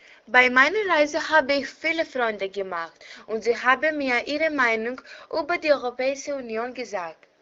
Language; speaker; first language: German; non-native, learner; Greek